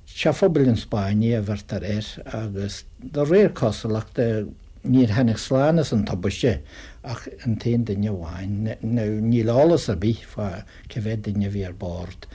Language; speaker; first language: Irish; native; Irish